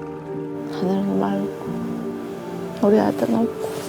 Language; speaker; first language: Korean; non-native, learner; Mongolian